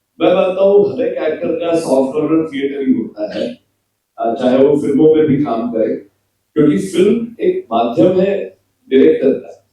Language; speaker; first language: Hindi; non-native, local second language; Gujarati